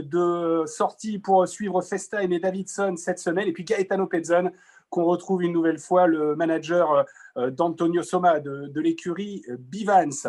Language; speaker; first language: French; native; French